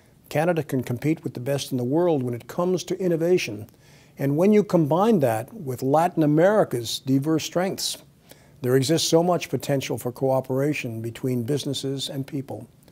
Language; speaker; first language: English; native; English